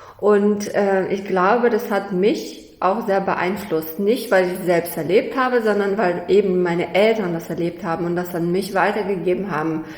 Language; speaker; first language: German; early bilingual, other home language; Russian